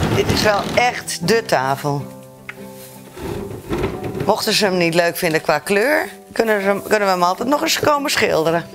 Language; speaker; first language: Dutch; native; Dutch